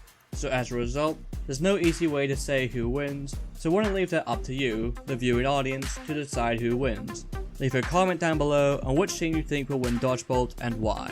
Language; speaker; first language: English; native; English